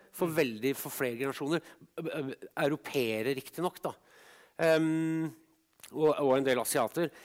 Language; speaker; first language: Norwegian; native; Norwegian